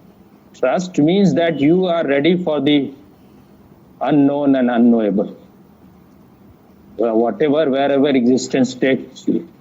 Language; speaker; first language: English; non-native, fluent; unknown